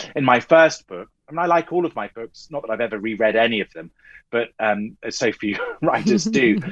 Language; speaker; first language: English; native; English